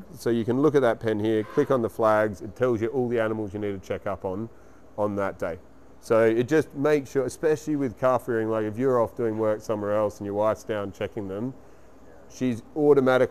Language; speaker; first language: English; native; English